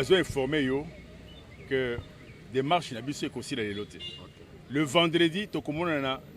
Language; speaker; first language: French; non-native, local second language; Lingala